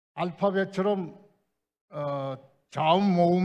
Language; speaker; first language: Korean; native; Korean